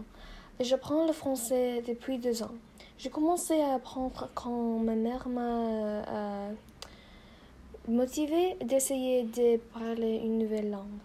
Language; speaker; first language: French; non-native, learner; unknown